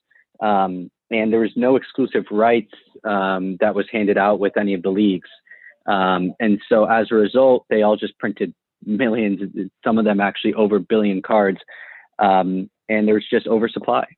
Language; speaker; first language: English; native; English